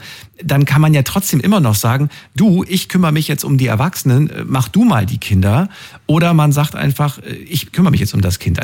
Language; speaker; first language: German; native; German